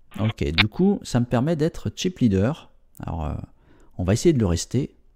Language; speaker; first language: French; native; French